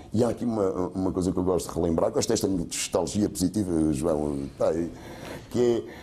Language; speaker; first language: Portuguese; native; Portuguese